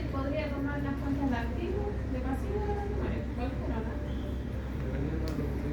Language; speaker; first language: Spanish; native; Spanish